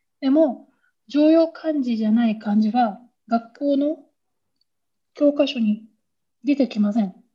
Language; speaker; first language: Japanese; native; Japanese